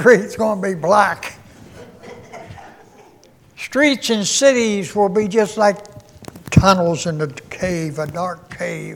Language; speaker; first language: English; native; English